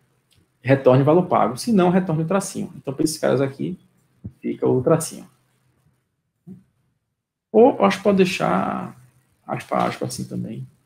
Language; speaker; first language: Portuguese; native; Portuguese